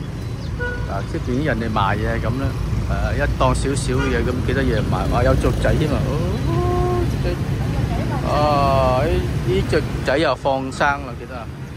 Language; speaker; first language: Chinese; early bilingual, heritage; Cantonese